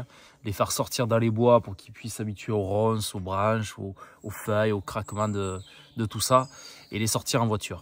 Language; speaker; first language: French; native; French